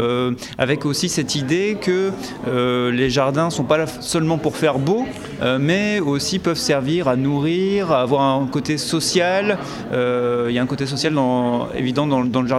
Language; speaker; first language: French; native; French